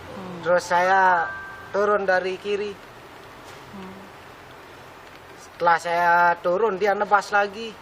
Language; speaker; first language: Indonesian; non-native, local second language; Sasak